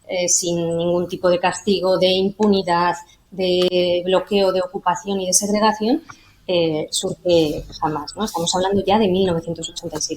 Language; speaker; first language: Spanish; native; Spanish